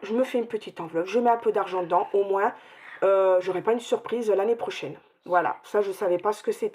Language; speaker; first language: French; native; French